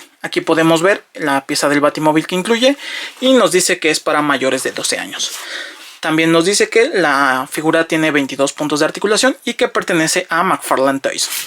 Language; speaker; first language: Spanish; native; Spanish